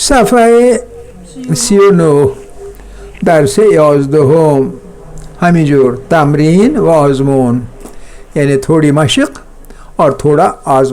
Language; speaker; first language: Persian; non-native, fluent; Kashmiri